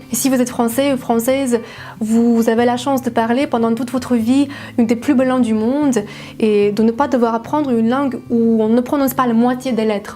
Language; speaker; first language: French; non-native, fluent; Russian